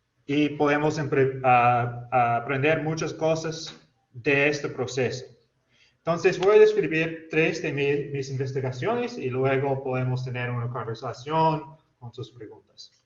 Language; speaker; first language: Spanish; non-native, fluent; English